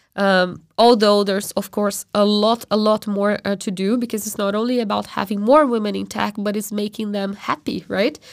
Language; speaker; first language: English; non-native, fluent; Portuguese